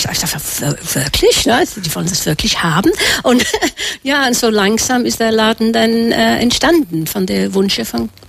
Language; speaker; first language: German; non-native, fluent; English